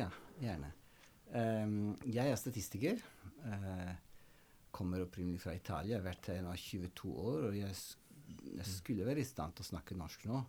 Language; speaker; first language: Norwegian; non-native, fluent; Italian